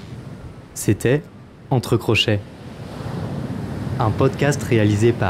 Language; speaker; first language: French; native; French